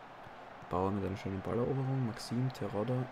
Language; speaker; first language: German; native; German